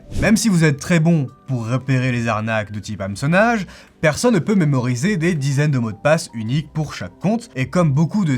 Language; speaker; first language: French; native; French